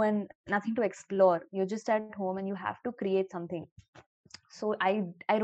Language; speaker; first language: English; non-native, local second language; Hindi